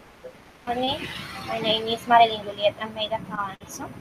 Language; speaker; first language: English; non-native, learner; Spanish